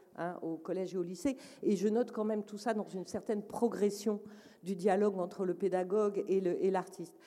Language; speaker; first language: French; native; French